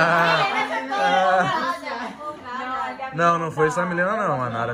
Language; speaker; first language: Portuguese; native; Portuguese